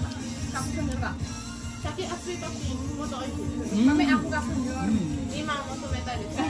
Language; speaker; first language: Japanese; non-native, learner; Indonesian